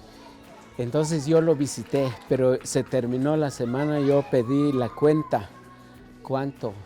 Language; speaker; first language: Spanish; non-native, local second language; Kʼicheʼ